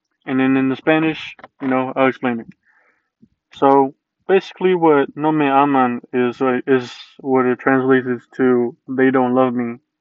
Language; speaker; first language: English; early bilingual, other home language; Spanish